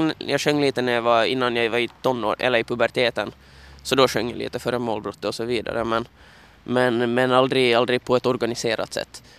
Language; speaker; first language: Swedish; native; Swedish